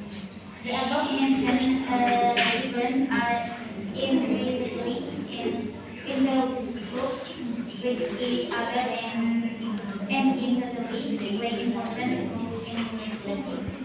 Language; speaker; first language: English; non-native, learner; Indonesian